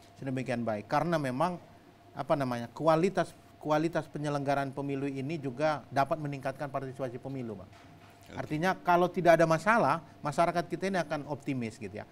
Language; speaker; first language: Indonesian; native; Indonesian